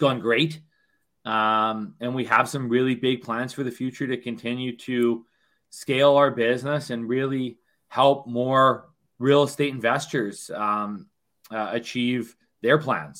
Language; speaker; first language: English; native; English